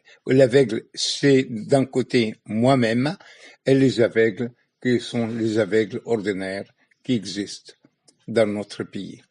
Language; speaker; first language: French; non-native, fluent; Arabic